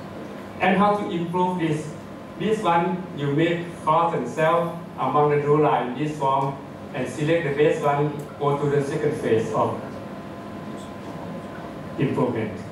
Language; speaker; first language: English; non-native, fluent; Thai